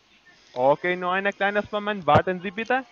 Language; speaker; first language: German; non-native, learner; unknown